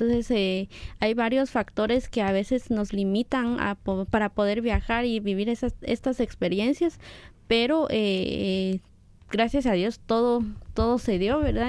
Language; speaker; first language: Spanish; non-native, local second language; Kaqchikel